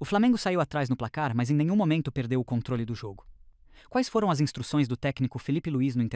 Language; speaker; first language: Portuguese; native; Portuguese